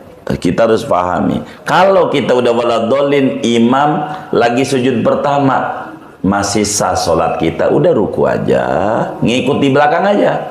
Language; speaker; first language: Indonesian; native; Indonesian